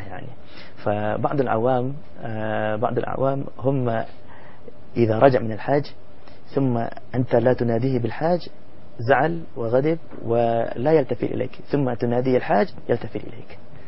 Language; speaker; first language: Arabic; non-native, fluent; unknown